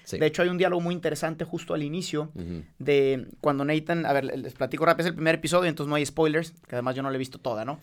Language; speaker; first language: Spanish; native; Spanish